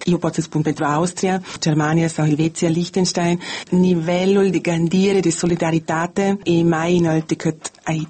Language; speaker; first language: Romanian; non-native, learner; German